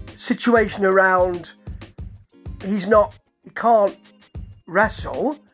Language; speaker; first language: English; native; English